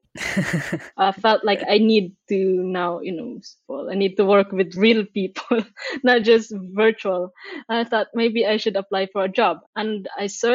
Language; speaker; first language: English; non-native, local second language; Filipino